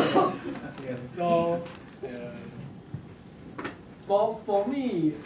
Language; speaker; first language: English; non-native, learner; Chinese